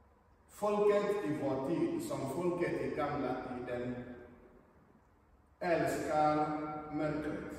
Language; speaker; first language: Swedish; non-native, fluent; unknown